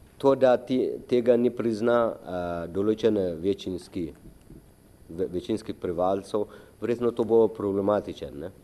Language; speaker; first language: Slovenian; non-native, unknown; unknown